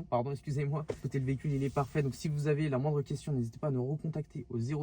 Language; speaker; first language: French; native; French